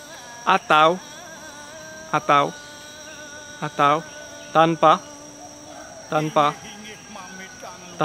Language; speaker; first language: Indonesian; non-native, fluent; English